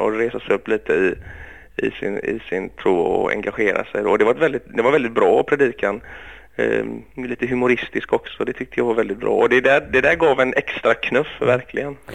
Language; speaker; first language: Swedish; early bilingual, other home language; Greek